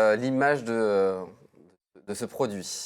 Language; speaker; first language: French; native; French